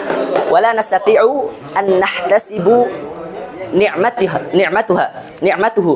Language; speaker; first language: Arabic; non-native, learner; Indonesian